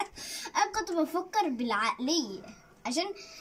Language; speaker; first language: Arabic; native; Arabic